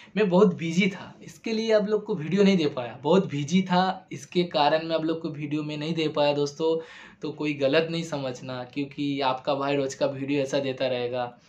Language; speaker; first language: Hindi; non-native, local second language; Bangla